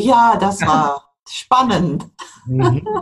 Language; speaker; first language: German; non-native, fluent; English